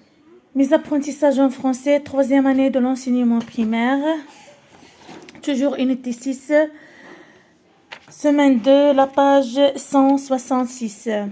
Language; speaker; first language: French; non-native, local second language; Arabic